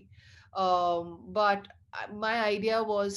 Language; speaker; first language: English; non-native, local second language; Punjabi